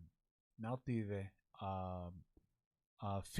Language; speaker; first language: Portuguese; non-native, learner; English